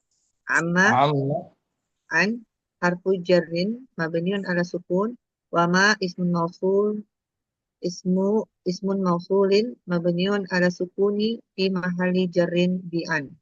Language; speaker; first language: Arabic; non-native, learner; Indonesian